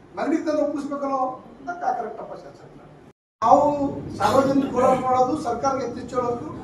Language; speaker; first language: Kannada; native; Kannada